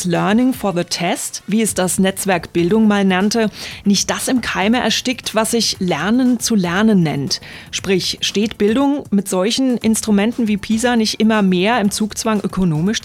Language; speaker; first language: German; native; German